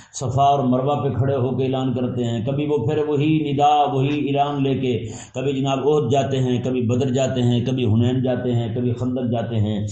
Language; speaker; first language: Urdu; non-native, local second language; Punjabi